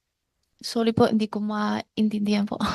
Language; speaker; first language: Filipino; non-native, learner; Chinese